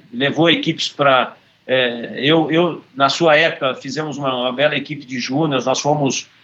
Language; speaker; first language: Portuguese; native; Portuguese